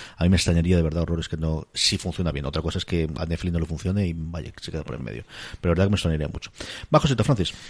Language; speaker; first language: Spanish; native; Spanish